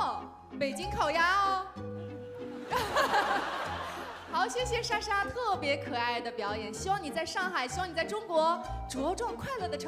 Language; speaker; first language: Chinese; native; Chinese